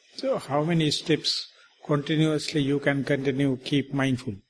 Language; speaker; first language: English; non-native, local second language; Sinhala